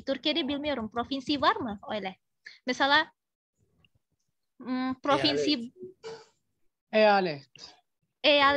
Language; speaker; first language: Turkish; non-native, fluent; Indonesian